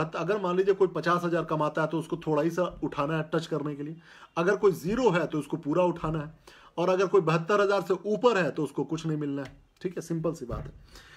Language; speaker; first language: Hindi; native; Hindi